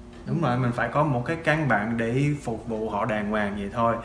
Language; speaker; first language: Vietnamese; non-native, fluent; English